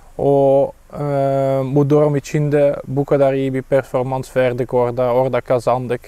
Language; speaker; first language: Turkish; non-native, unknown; Dutch